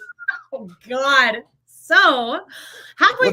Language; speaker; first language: English; native; English